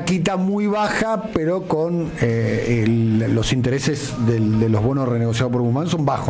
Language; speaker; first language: Spanish; native; Spanish